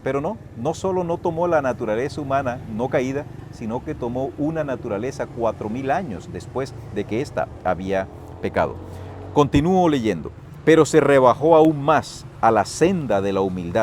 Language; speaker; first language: Spanish; native; Spanish